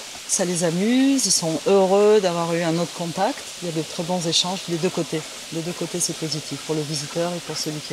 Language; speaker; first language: French; native; French